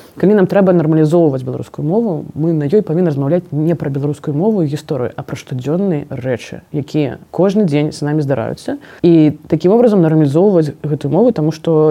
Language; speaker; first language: Belarusian; non-native, local second language; Russian